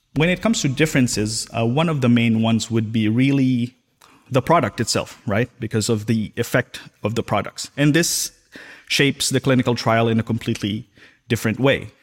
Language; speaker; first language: English; non-native, local second language; Filipino